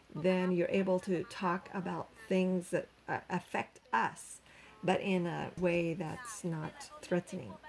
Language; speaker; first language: English; native; English